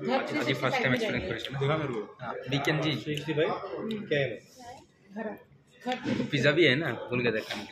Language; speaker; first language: Hindi; non-native, local second language; Assamese